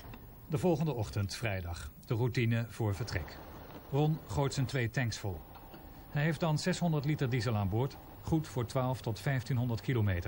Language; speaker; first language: Dutch; native; Dutch